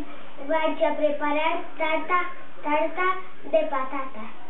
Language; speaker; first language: Catalan; non-native, local second language; Spanish